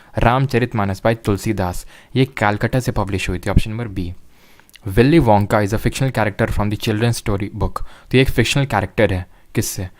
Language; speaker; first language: Hindi; native; Hindi